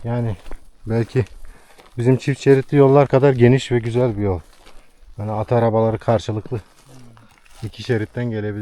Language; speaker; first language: Turkish; native; Turkish